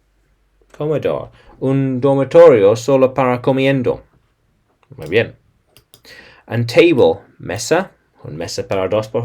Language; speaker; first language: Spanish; non-native, learner; English